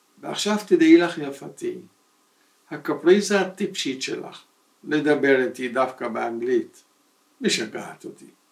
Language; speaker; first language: Hebrew; early bilingual, other home language; Arabic